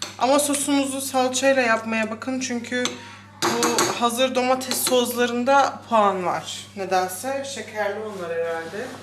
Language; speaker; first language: Turkish; early bilingual, heritage; Turkish